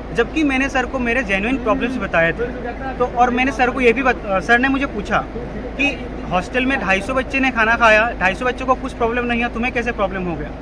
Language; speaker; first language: Hindi; non-native, local second language; Assamese